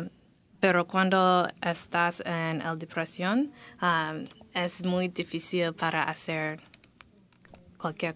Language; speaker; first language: Spanish; non-native, learner; English